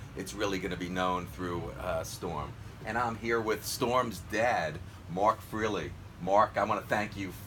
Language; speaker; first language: English; native; English